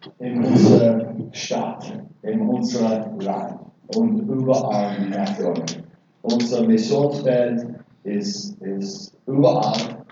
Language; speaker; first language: German; non-native, learner; English